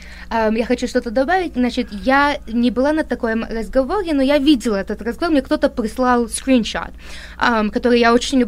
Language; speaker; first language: Russian; native; Russian